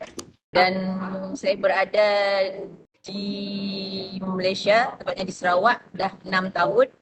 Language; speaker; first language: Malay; non-native, local second language; Buginese